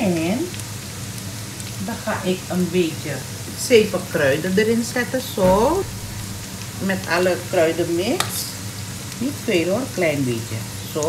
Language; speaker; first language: Dutch; non-native, local second language; Caribbean Hindustani